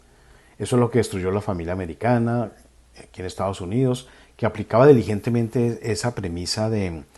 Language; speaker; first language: Spanish; native; Spanish